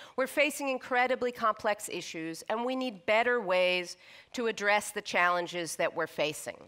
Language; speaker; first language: English; native; English